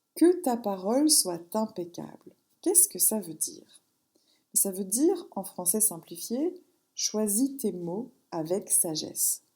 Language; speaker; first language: French; native; French